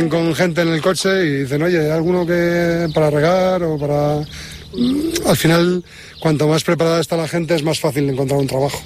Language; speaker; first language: Spanish; native; Spanish